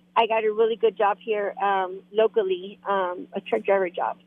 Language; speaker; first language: English; non-native, fluent; Spanish